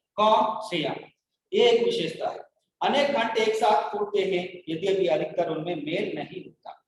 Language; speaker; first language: Hindi; non-native, local second language; Telugu